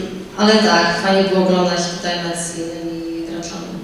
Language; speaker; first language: Polish; early bilingual, heritage; Polish